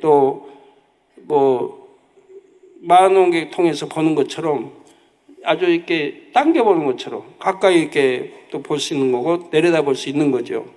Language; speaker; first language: Korean; native; Korean